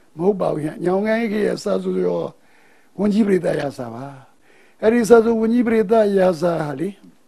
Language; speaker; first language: Burmese; native; Burmese